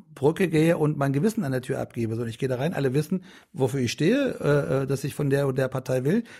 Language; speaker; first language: German; early bilingual, other home language; Persian